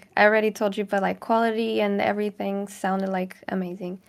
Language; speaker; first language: English; non-native, fluent; Portuguese